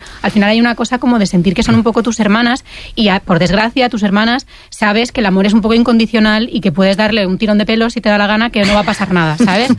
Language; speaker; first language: Spanish; native; Spanish